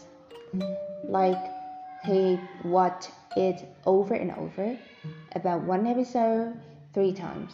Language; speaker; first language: English; non-native, fluent; Vietnamese